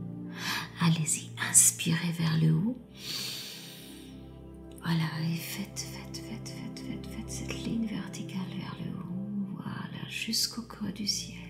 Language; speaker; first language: French; native; French